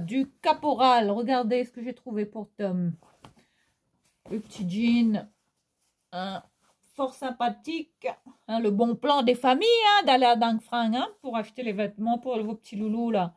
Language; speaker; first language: French; native; French